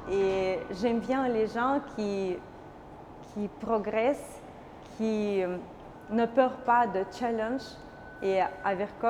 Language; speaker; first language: French; non-native, learner; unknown